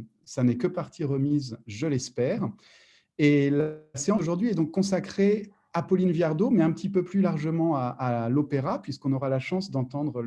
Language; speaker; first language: French; native; French